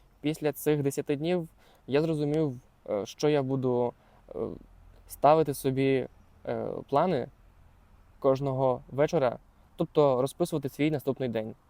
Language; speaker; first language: Ukrainian; non-native, local second language; Russian